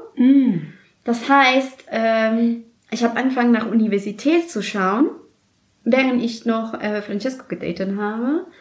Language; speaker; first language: German; non-native, fluent; Spanish